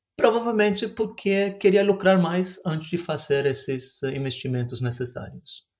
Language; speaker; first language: Portuguese; non-native, fluent; Norwegian